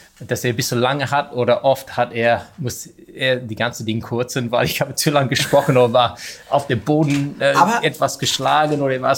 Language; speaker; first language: German; non-native, learner; English